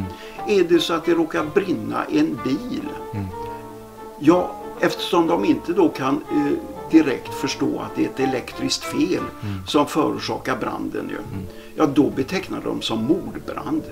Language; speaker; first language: Swedish; native; Swedish